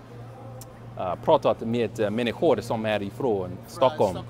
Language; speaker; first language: Swedish; non-native, learner; English